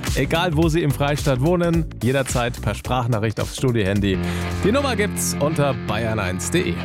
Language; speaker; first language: German; native; German